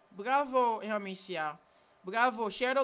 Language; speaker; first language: English; non-native, fluent; Haitian Creole